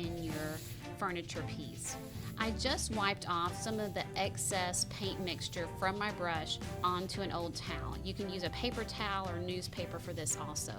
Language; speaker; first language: English; native; English